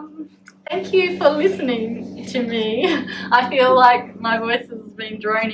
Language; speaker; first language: English; native; English